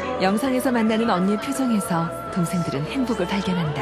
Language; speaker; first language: Korean; native; Korean